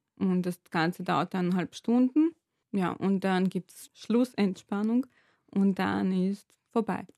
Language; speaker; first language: German; non-native, fluent; Serbian